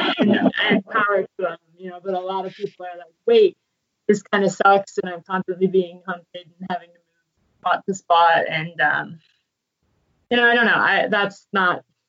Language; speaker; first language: English; native; English